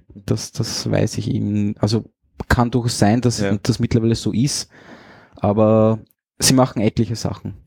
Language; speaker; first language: German; native; German